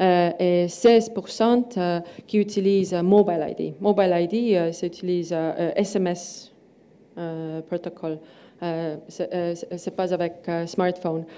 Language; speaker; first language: French; non-native, learner; Estonian